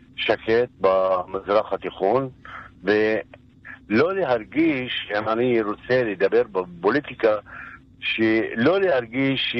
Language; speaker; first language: Hebrew; non-native, local second language; Arabic